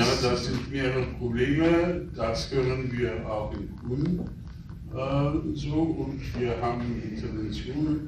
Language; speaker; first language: German; non-native, fluent; Polish